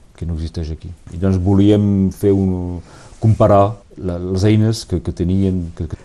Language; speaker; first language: Catalan; non-native, local second language; French